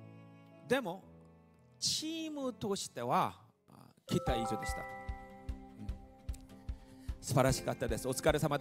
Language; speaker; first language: Japanese; non-native, learner; Korean